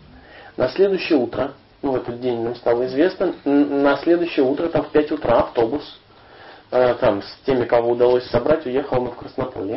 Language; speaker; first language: Russian; native; Russian